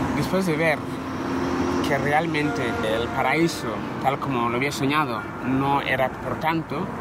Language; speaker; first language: Spanish; non-native, fluent; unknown